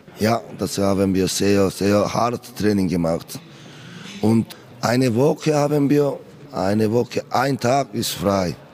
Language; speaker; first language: German; non-native, learner; Korean